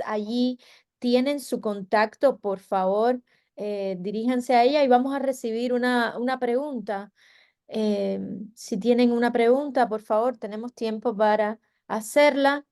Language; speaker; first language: Spanish; native; Spanish